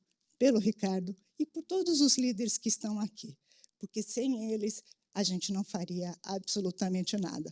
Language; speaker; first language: Portuguese; native; Portuguese